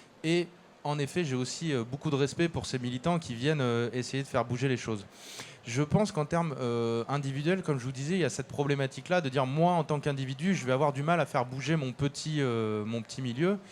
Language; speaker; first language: French; native; French